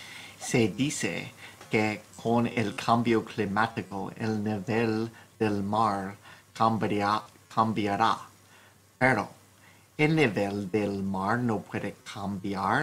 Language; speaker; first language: Spanish; non-native, learner; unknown